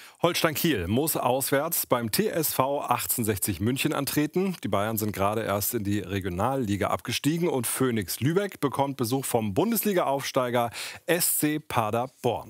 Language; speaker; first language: German; native; German